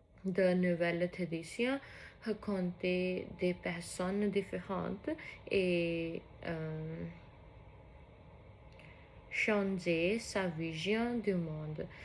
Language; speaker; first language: French; non-native, learner; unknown